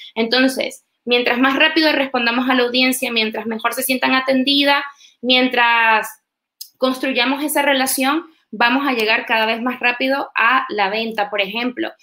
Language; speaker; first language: Spanish; native; Spanish